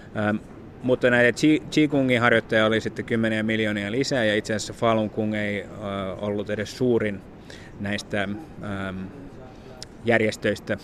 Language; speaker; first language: Finnish; native; Finnish